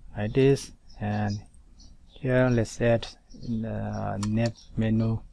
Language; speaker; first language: English; non-native, local second language; Manipuri